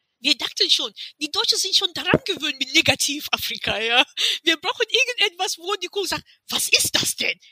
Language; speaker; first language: German; non-native, fluent; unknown